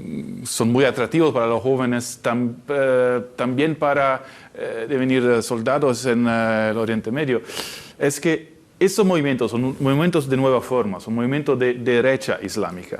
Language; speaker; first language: Spanish; non-native, fluent; Italian